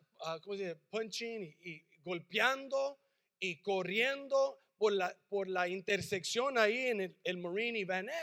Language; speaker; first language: Spanish; early bilingual, heritage; English